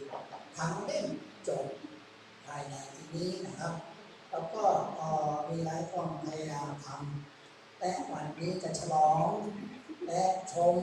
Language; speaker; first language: Thai; non-native, local second language; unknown